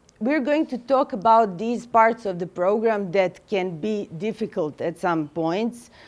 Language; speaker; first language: English; non-native, fluent; Serbian